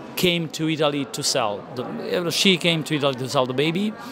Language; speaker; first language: English; non-native, fluent; Italian